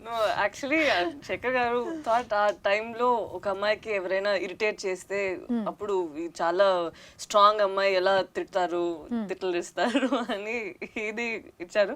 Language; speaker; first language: Telugu; non-native, local second language; Tamil